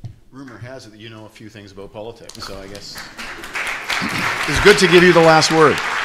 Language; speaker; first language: English; native; English